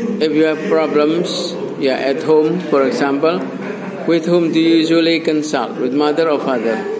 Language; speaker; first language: English; non-native, fluent; Indonesian